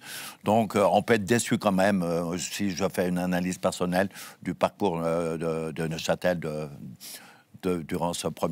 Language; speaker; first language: French; native; French